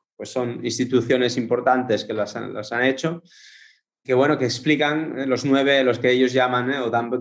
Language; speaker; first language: Spanish; native; Spanish